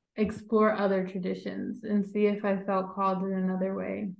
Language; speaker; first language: English; native; English